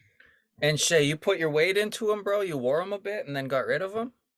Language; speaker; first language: English; native; English